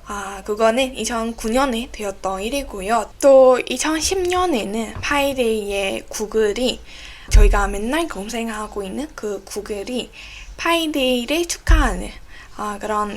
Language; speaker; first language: Korean; non-native, fluent; Burmese